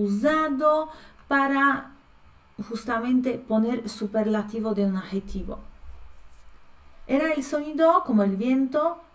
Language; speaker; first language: Spanish; non-native, fluent; Polish